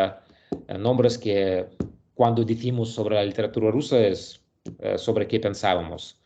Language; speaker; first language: Spanish; non-native, learner; Russian